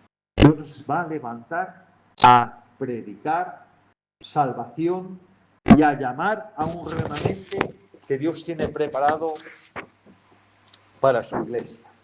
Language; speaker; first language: Spanish; native; Spanish